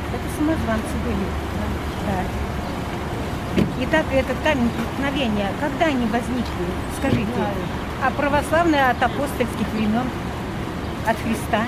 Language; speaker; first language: Russian; native; Russian